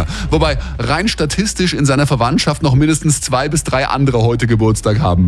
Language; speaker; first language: German; native; German